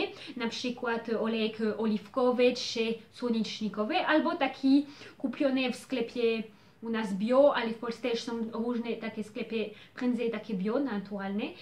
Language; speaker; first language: Polish; early bilingual, heritage; Polish